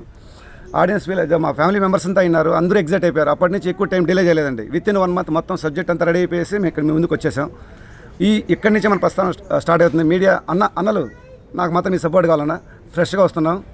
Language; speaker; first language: Telugu; native; Telugu